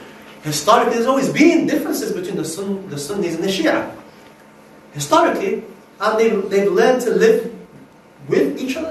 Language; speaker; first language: English; native; English